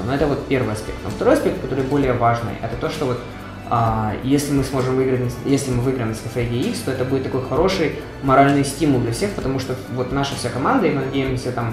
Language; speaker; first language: Russian; non-native, local second language; Ukrainian